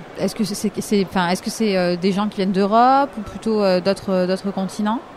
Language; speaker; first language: French; native; French